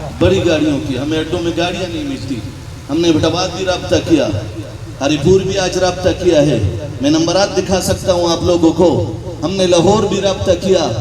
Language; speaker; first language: Urdu; non-native, local second language; Pashto